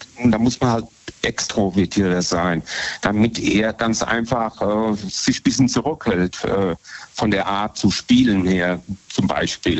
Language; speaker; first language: German; native; German